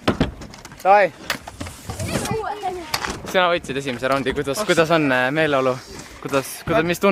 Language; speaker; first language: Estonian; native; Estonian